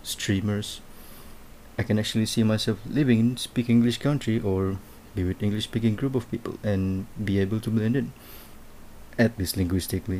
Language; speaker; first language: English; non-native, local second language; Malay